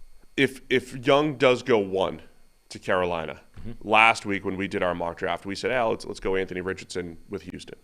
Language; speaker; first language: English; native; English